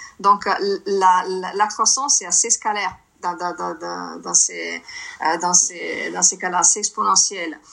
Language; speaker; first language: French; non-native, fluent; Italian